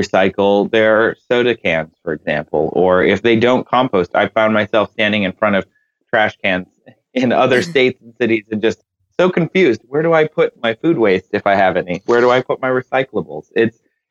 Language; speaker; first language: English; native; English